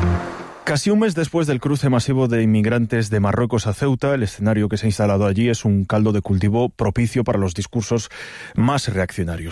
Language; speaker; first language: Spanish; native; Spanish